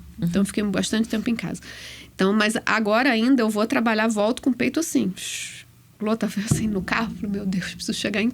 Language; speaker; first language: Portuguese; native; Portuguese